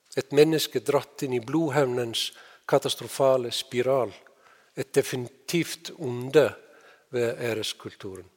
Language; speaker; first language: Norwegian; non-native, fluent; Icelandic